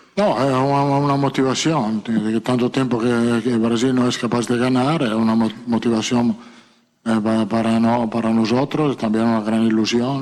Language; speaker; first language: Spanish; non-native, fluent; Italian